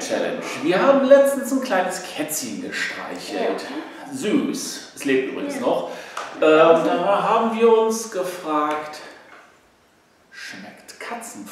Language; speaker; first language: German; native; German